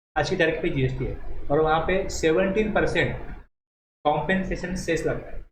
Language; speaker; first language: Hindi; non-native, local second language; Marathi